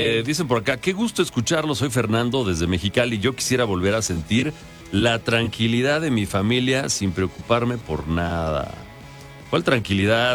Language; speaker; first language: Spanish; native; Spanish